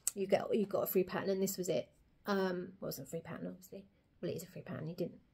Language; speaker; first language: English; native; English